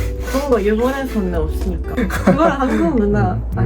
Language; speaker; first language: Korean; non-native, fluent; Japanese